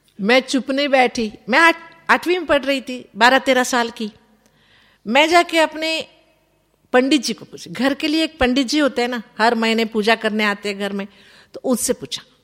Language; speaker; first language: Hindi; non-native, local second language; Kannada